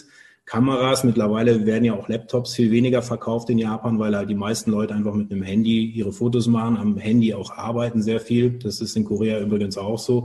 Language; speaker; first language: German; native; German